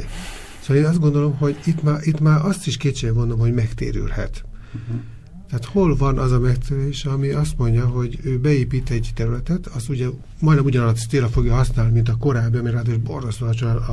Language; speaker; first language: Hungarian; native; Hungarian